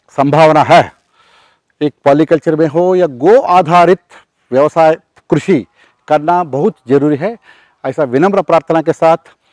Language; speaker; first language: Hindi; non-native, local second language; Telugu